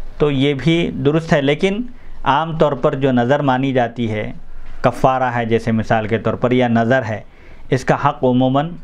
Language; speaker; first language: Urdu; native; Urdu